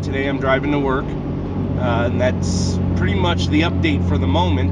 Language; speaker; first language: English; native; English